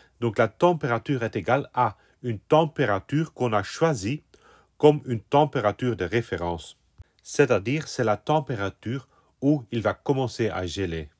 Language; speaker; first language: French; non-native, local second language; Dutch